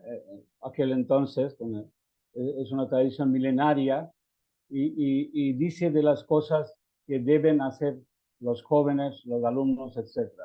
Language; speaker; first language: Spanish; non-native, fluent; Bangla